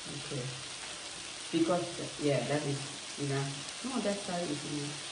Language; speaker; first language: English; non-native, learner; Thai